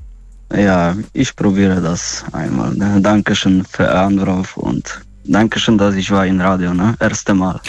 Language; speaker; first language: German; non-native, learner; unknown